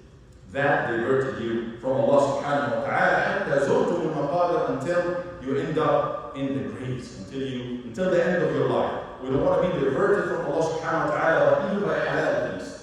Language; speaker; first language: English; non-native, fluent; Arabic